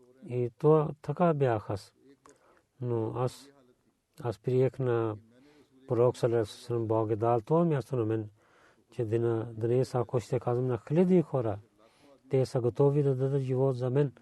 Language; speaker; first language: Bulgarian; non-native, learner; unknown